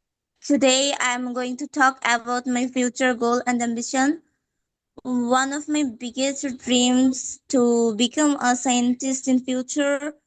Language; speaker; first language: English; non-native, fluent; Bangla